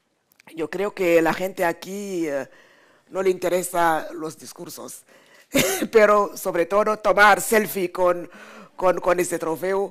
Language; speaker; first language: Spanish; non-native, fluent; French